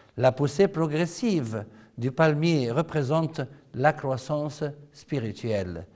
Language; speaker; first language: French; non-native, fluent; Arabic